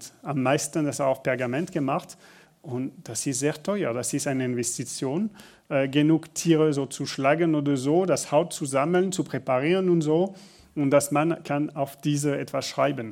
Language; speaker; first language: German; non-native, learner; French